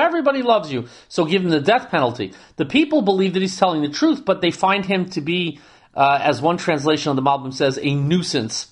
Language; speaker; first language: English; native; English